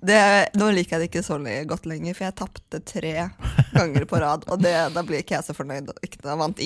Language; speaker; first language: Norwegian; native; Norwegian